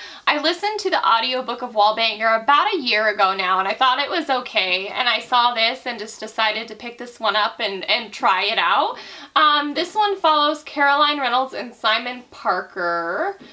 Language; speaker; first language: English; native; English